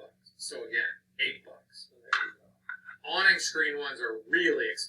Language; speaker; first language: English; native; English